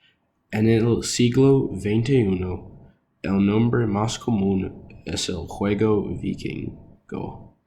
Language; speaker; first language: Spanish; non-native, learner; English